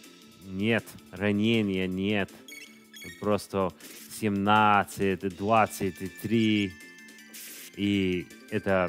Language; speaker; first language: Russian; non-native, learner; English